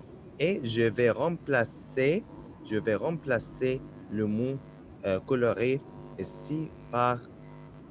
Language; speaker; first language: French; non-native, fluent; Arabic